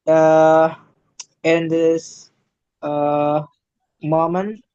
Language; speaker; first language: English; non-native, learner; Indonesian